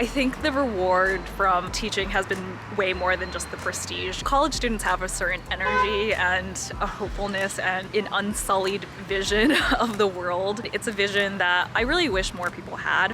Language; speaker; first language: English; early bilingual, other home language; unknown